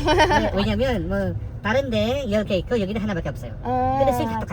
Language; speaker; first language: Korean; non-native, learner; Indonesian